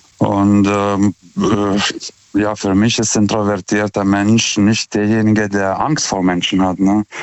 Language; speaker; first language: German; non-native, fluent; Lithuanian